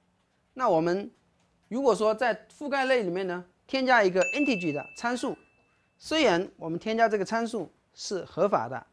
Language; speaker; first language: Chinese; native; Chinese